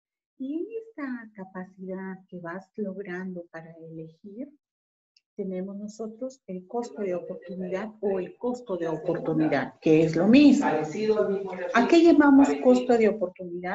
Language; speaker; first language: Spanish; native; Spanish